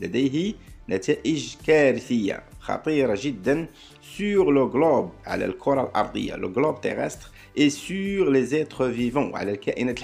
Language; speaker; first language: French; non-native, local second language; Arabic